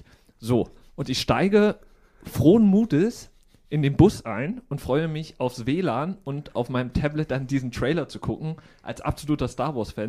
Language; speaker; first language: German; native; German